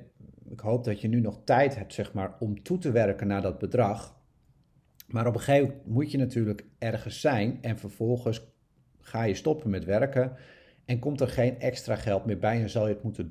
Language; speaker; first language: Dutch; native; Dutch